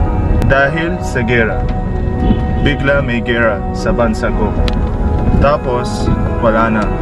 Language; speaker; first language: Filipino; non-native, learner; Arabic